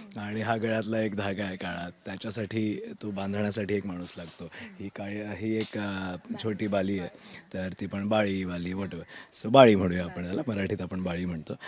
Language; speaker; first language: Marathi; native; Marathi